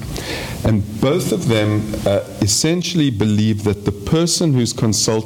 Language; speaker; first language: English; native; English